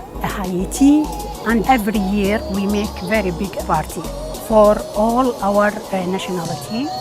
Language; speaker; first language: English; non-native, learner; Arabic